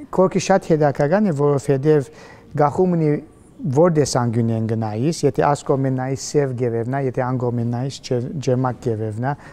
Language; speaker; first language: Armenian; early bilingual, heritage; Armenian